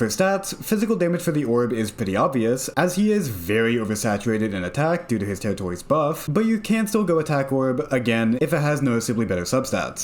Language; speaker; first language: English; native; English